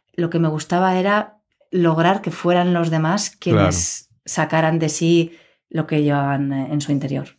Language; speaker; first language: Spanish; native; Spanish